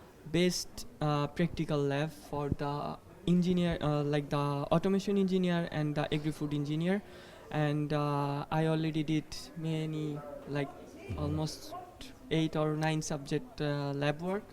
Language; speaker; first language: English; non-native, fluent; Bangla